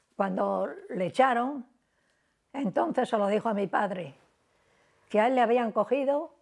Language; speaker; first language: Spanish; native; Spanish